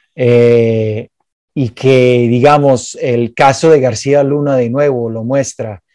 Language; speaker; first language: Spanish; non-native, fluent; English